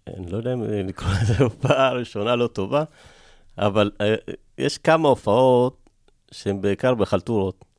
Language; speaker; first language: Hebrew; early bilingual, other home language; Amharic